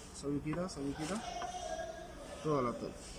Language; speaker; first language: Arabic; non-native, learner; Malay